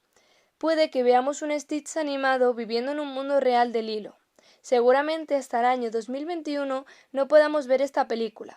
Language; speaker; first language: Spanish; native; Spanish